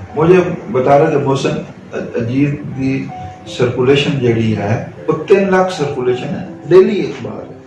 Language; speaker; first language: Urdu; non-native, local second language; Punjabi